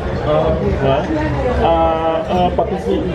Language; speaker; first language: French; non-native, learner; Filipino